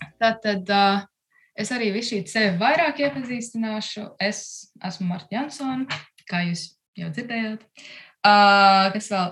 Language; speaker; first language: Latvian; early bilingual, heritage; Latvian